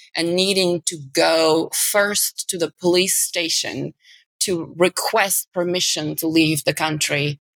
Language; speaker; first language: English; non-native, fluent; Bulgarian